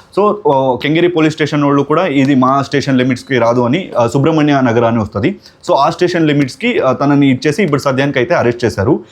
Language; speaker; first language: Telugu; non-native, local second language; Kannada